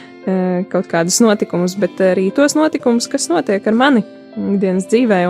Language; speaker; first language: Latvian; native; Latvian